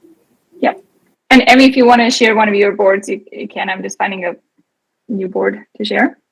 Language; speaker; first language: English; native; English